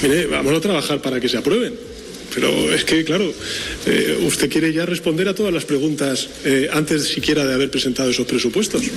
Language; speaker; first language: Spanish; native; Spanish